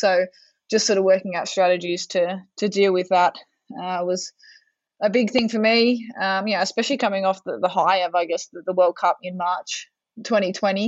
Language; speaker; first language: English; native; English